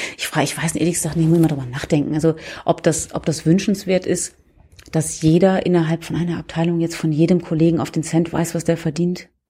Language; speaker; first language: German; native; German